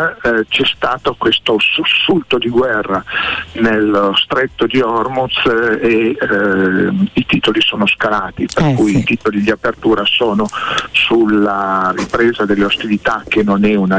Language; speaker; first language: Italian; native; Italian